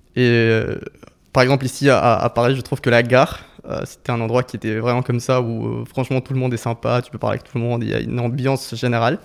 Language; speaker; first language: French; non-native, fluent; Spanish